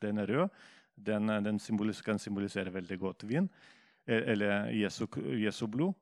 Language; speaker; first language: Norwegian; non-native, fluent; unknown